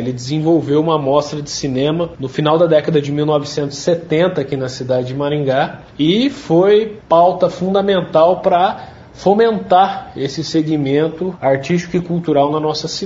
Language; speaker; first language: Portuguese; native; Portuguese